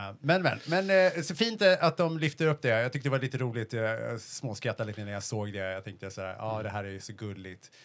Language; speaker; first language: Swedish; early bilingual, heritage; Swedish